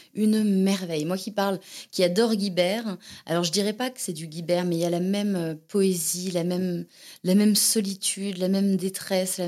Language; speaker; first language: French; native; French